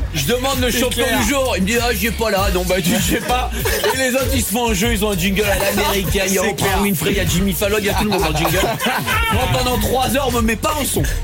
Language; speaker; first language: French; native; French